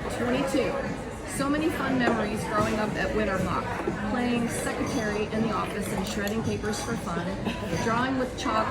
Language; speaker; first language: English; native; English